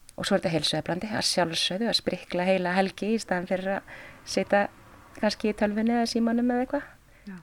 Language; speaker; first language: Icelandic; native; Icelandic